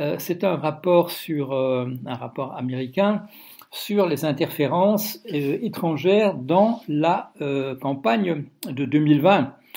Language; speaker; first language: French; non-native, fluent; Dutch